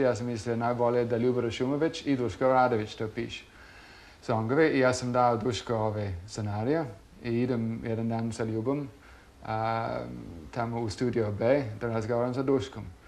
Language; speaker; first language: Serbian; non-native, fluent; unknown